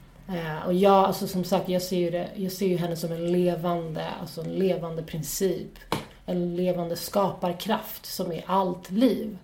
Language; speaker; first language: Swedish; native; Swedish